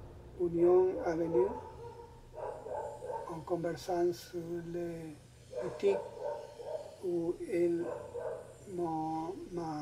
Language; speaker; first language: French; non-native, learner; Spanish